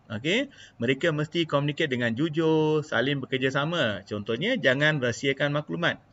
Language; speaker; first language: Malay; non-native, local second language; Tamil